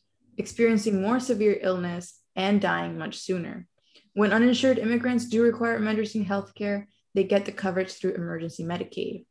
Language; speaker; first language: English; non-native, fluent; Spanish